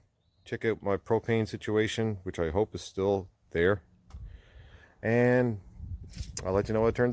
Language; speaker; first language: English; native; English